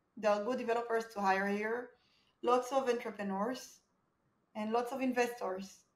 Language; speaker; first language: English; non-native, fluent; Hebrew